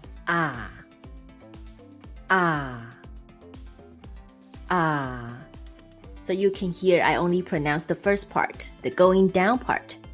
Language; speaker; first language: English; non-native, fluent; Chinese